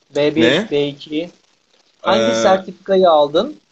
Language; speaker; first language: Turkish; non-native, learner; Arabic